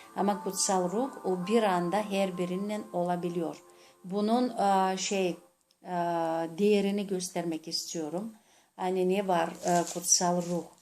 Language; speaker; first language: Turkish; non-native, fluent; Gagauz